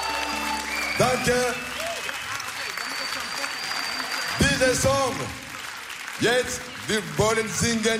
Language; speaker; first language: English; non-native, learner; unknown